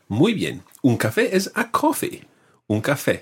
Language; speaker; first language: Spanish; non-native, fluent; English